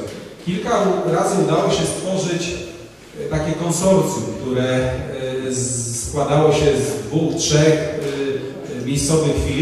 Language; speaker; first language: Polish; native; Polish